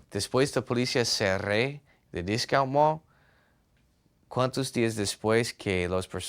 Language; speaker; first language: Spanish; non-native, learner; English